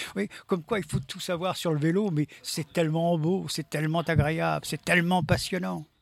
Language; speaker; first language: French; native; French